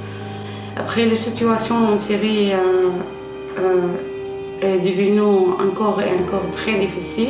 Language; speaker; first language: French; non-native, learner; Arabic